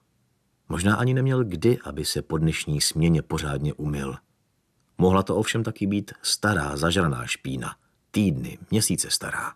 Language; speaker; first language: Czech; native; Czech